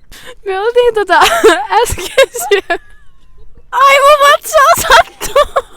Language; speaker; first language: Finnish; native; Finnish